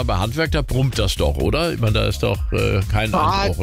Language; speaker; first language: German; native; German